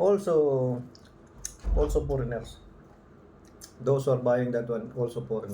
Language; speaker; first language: English; non-native, local second language; Filipino